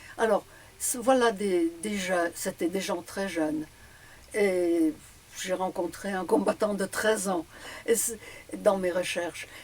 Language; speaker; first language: French; early bilingual, other home language; Polish